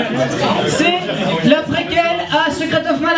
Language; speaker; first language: French; native; French